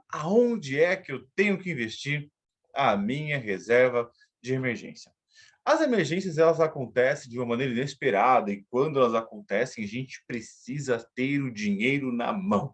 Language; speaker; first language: Portuguese; native; Portuguese